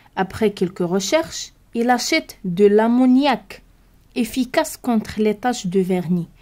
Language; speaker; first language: French; non-native, local second language; Arabic